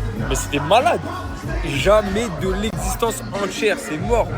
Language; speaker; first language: French; native; French